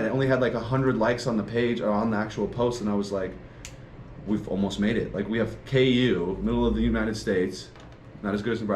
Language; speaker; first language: English; native; English